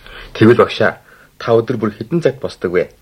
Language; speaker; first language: Mongolian; native; Mongolian